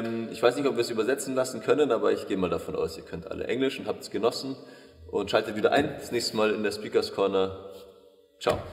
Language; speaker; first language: German; native; German